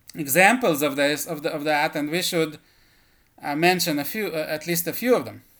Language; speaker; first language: English; early bilingual, other home language; Russian